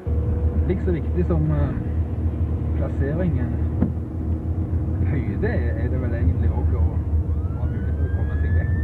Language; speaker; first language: Norwegian; native; Norwegian